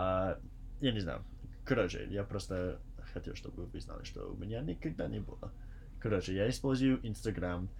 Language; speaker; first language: Russian; non-native, learner; English